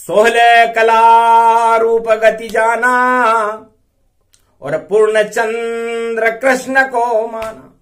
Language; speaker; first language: Hindi; native; Hindi